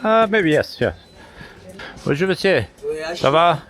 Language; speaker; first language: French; non-native, learner; Italian